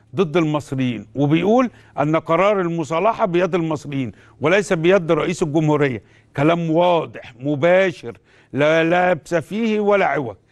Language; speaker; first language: Arabic; native; Arabic